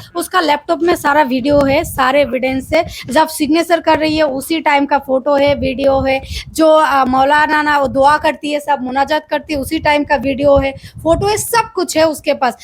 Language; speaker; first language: Hindi; non-native, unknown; Bangla